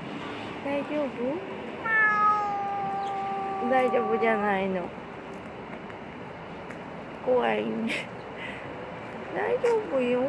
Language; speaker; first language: Japanese; native; Japanese